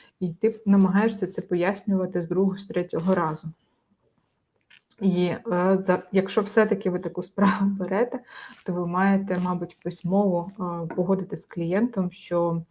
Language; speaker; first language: Ukrainian; native; Ukrainian